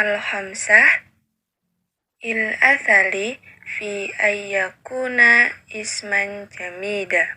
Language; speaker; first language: Arabic; non-native, learner; Indonesian